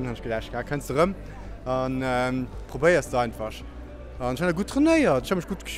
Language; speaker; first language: German; non-native, local second language; Luxembourgish